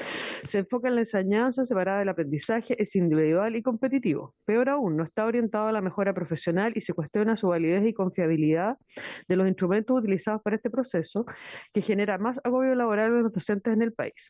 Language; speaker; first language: Spanish; native; Spanish